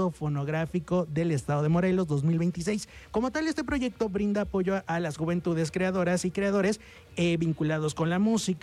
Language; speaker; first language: Spanish; native; Spanish